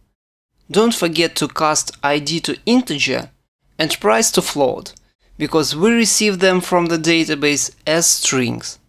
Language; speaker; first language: English; non-native, fluent; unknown